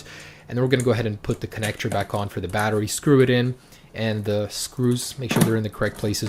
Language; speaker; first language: English; native; English